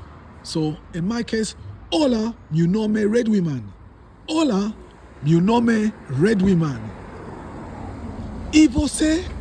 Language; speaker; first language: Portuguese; non-native, learner; English